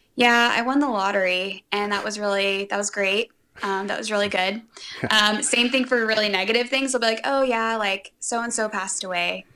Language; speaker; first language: English; native; English